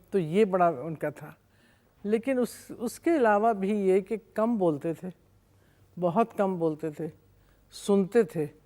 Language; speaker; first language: Urdu; non-native, local second language; English